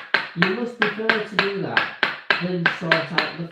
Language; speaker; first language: English; native; English